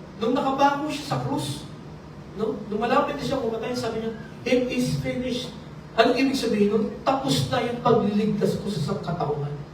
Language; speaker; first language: Filipino; non-native, local second language; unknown